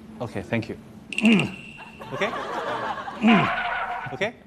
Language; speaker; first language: English; non-native, learner; Chinese